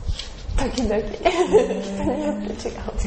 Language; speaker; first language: Japanese; non-native, learner; Russian